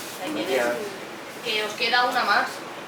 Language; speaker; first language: Spanish; native; Spanish